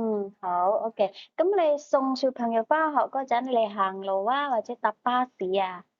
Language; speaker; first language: Cantonese; native; Cantonese